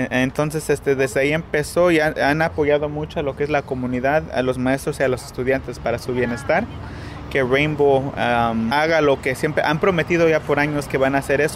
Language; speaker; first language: Spanish; early bilingual, heritage; Spanish